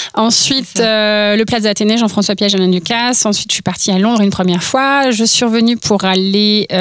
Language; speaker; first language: French; native; French